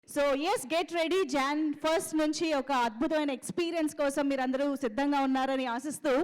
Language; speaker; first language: Telugu; native; Telugu